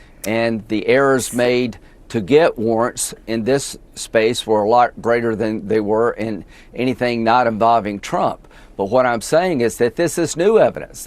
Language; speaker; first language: English; native; English